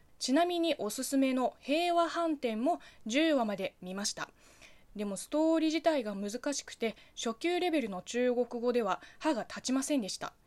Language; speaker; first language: Japanese; non-native, fluent; Chinese